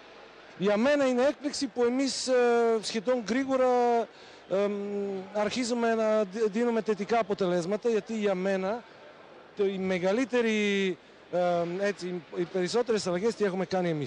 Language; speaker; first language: Greek; non-native, fluent; Bulgarian